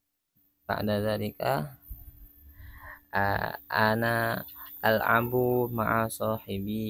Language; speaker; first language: Arabic; non-native, learner; Indonesian